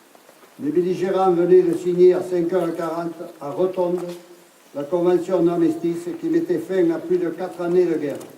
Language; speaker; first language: French; native; French